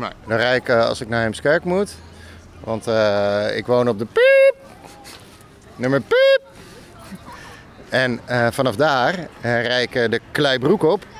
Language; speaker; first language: Dutch; native; Dutch